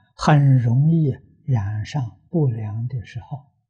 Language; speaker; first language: Chinese; native; Chinese